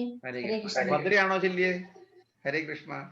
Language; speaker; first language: Malayalam; native; Malayalam